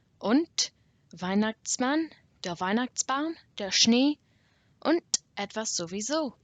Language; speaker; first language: German; non-native, learner; English